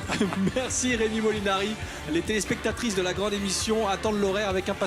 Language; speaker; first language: French; native; French